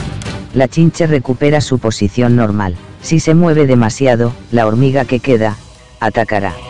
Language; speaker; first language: Spanish; native; Spanish